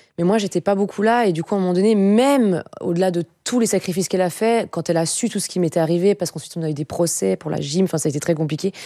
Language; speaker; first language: French; native; French